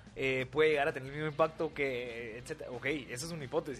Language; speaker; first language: Spanish; native; Spanish